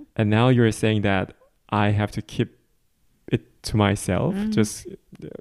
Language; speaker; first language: English; non-native, fluent; Korean